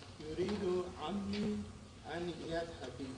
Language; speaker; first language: Arabic; non-native, learner; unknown